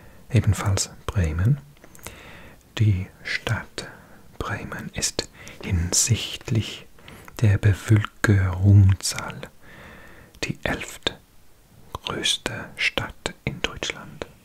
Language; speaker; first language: German; non-native, learner; English